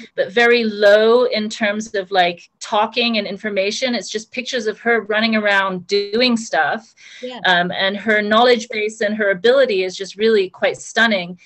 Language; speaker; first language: English; native; English